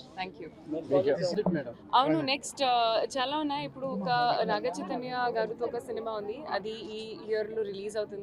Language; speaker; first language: Telugu; non-native, local second language; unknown